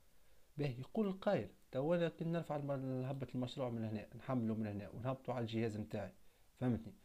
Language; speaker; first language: Arabic; native; Arabic